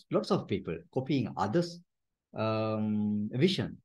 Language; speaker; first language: English; non-native, local second language; Sinhala